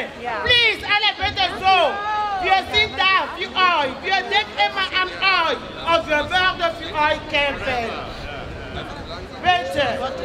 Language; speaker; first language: German; non-native, learner; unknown